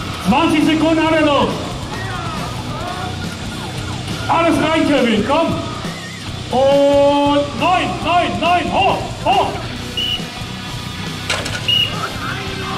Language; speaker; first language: German; native; German